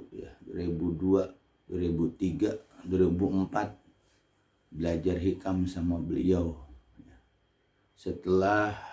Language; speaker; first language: Indonesian; native; Indonesian